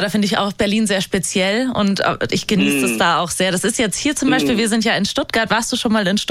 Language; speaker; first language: German; native; German